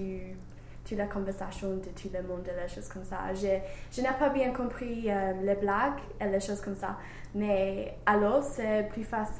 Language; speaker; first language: French; non-native, learner; English